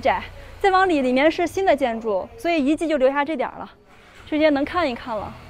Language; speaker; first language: Chinese; native; Chinese